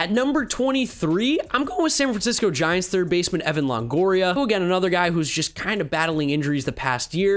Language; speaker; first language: English; native; English